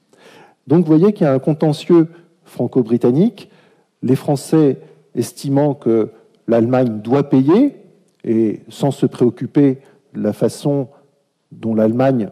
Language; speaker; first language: French; native; French